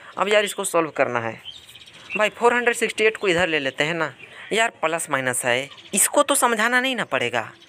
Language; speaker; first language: Hindi; native; Hindi